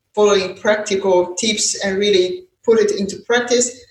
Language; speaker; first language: English; non-native, fluent; Chinese